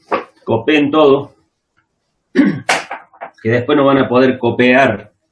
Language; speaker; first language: Spanish; native; Spanish